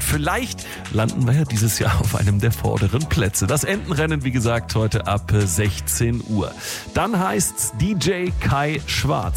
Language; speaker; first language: German; native; German